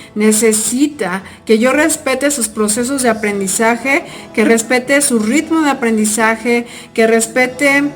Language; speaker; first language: Spanish; native; Spanish